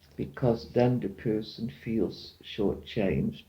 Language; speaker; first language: English; non-native, fluent; Dutch